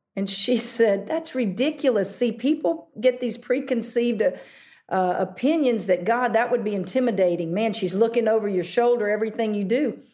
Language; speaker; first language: English; native; English